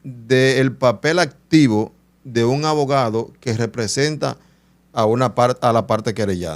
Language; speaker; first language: Spanish; native; Spanish